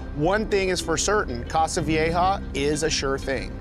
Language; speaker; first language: English; native; English